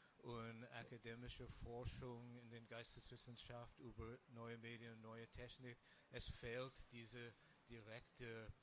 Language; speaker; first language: German; non-native, fluent; English